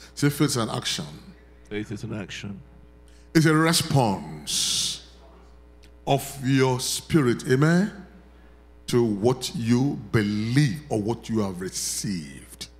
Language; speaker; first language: English; non-native, local second language; Yoruba